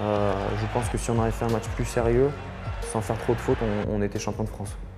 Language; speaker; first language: French; native; French